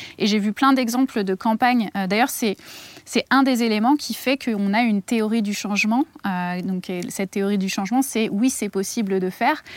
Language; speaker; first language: French; native; French